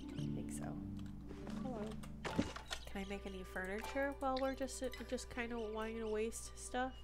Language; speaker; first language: English; native; English